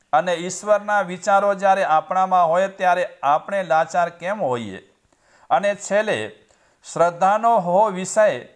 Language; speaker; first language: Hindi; non-native, local second language; Gujarati